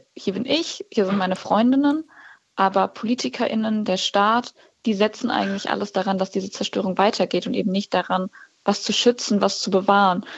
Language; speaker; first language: German; native; German